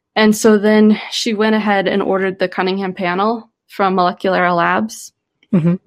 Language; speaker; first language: English; native; English